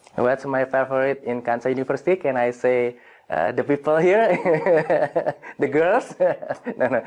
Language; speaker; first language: English; non-native, fluent; Indonesian